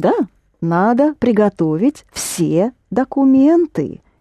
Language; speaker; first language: Russian; non-native, fluent; English